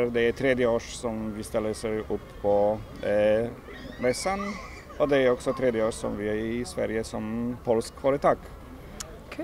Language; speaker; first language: Swedish; non-native, learner; Polish